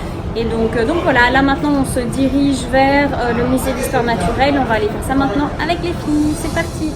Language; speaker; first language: French; native; French